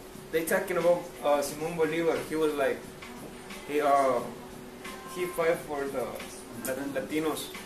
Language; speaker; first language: English; non-native, learner; Spanish